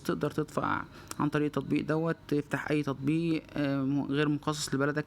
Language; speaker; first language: Arabic; native; Arabic